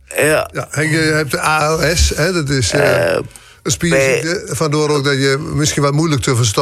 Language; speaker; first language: Dutch; native; Dutch